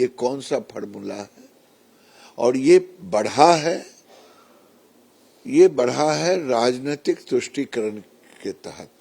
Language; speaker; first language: Hindi; native; Hindi